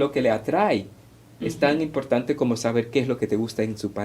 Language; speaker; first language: Spanish; early bilingual, heritage; Spanish